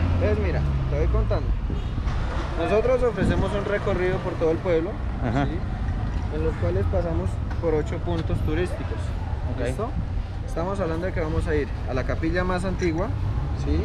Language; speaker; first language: Spanish; native; Spanish